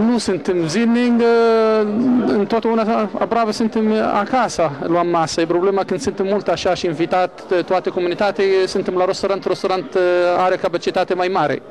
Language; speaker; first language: Romanian; non-native, learner; Arabic